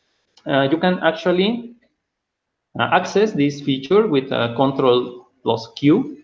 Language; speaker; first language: English; non-native, fluent; Spanish